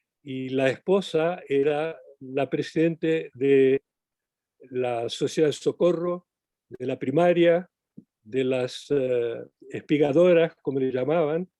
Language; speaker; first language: Spanish; non-native, fluent; English